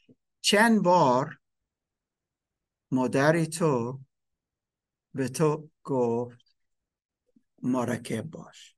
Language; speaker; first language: Persian; non-native, fluent; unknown